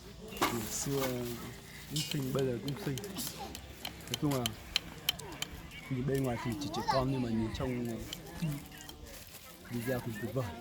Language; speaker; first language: Vietnamese; non-native, local second language; Hmong